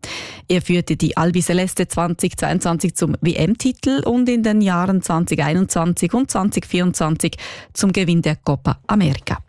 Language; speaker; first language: German; native; German